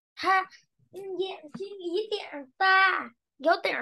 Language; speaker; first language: Chinese; non-native, learner; Vietnamese